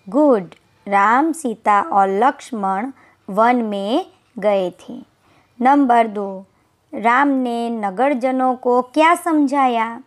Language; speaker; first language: Hindi; non-native, local second language; Gujarati